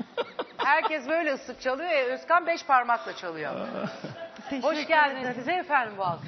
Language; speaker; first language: Turkish; native; Turkish